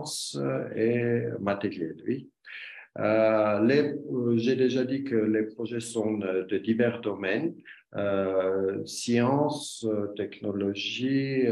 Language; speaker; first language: French; non-native, learner; Armenian